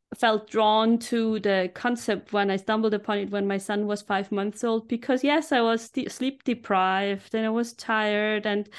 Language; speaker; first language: English; non-native, fluent; German